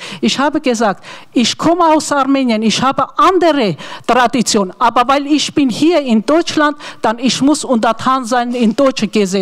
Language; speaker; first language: German; non-native, learner; Armenian